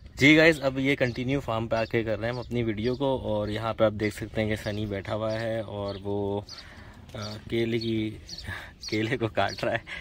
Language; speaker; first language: Hindi; native; Hindi